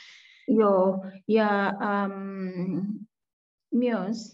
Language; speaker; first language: Finnish; non-native, learner; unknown